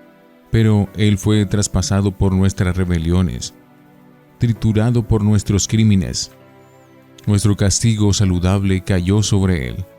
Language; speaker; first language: Spanish; native; Spanish